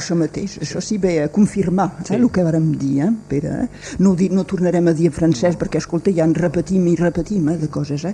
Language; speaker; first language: Catalan; native; Catalan